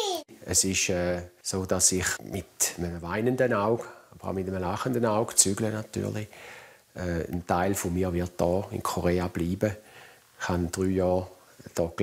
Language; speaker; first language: German; native; German